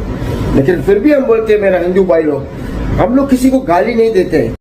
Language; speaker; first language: Hindi; non-native, fluent; Arabic